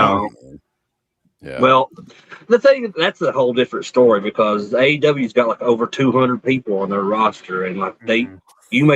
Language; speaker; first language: English; native; English